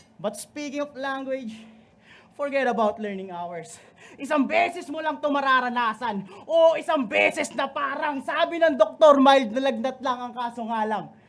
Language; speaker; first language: Filipino; native; Filipino